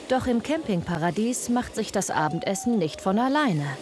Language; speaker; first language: German; native; German